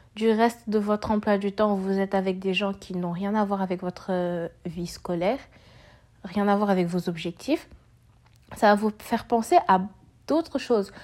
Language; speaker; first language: French; native; French